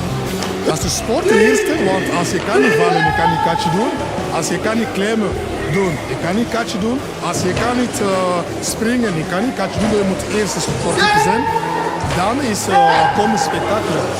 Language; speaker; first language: Dutch; non-native, learner; Lingala